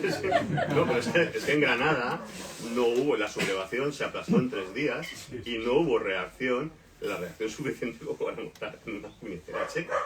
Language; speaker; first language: Spanish; native; Spanish